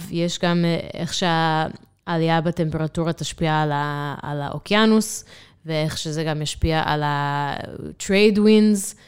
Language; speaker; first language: Hebrew; non-native, fluent; English